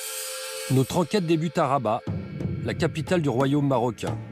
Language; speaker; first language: French; native; French